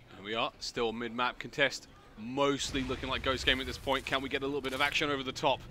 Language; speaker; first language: English; native; English